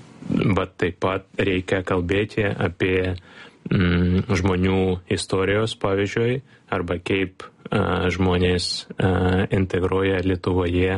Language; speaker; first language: Lithuanian; non-native, learner; Ukrainian